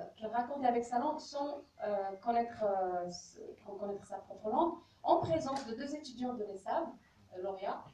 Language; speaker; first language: French; non-native, local second language; Arabic